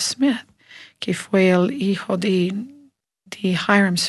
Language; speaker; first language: Spanish; non-native, learner; English